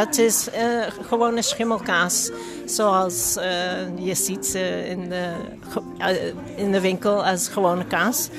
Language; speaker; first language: Dutch; non-native, fluent; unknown